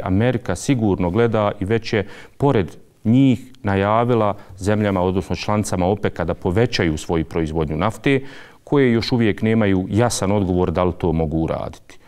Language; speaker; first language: Serbian; native; Serbian